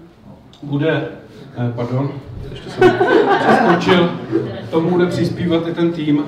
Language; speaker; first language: Czech; native; Czech